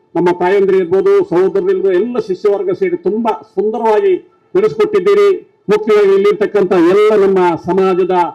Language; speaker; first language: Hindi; non-native, local second language; Kannada